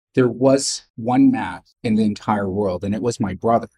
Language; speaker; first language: English; native; English